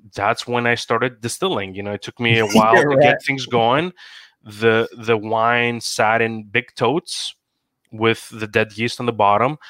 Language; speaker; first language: English; non-native, fluent; Greek